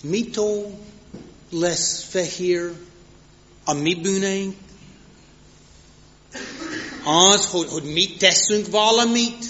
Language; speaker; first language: Hungarian; non-native, fluent; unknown